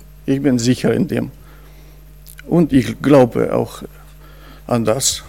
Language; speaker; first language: German; non-native, fluent; Russian